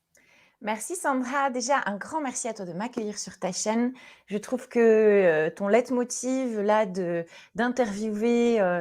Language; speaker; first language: French; native; French